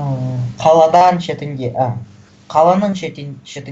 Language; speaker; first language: Kazakh; non-native, local second language; Russian